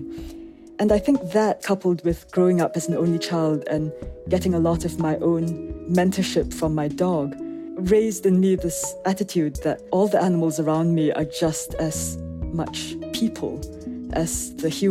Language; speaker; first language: English; native; English